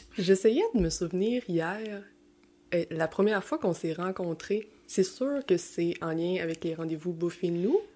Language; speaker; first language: French; native; French